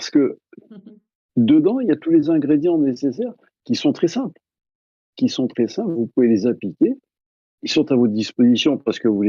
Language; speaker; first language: French; native; French